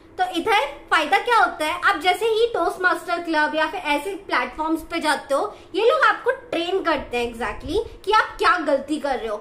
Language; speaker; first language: Hindi; native; Hindi